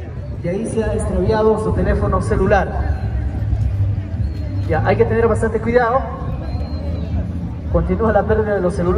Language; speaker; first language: Spanish; native; Spanish